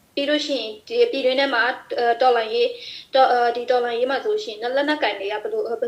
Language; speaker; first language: Burmese; non-native, local second language; S'gaw Karen